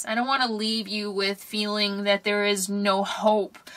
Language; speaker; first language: English; native; English